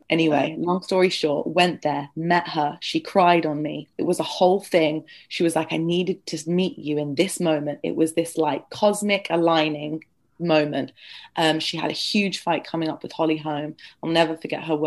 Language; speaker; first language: English; native; English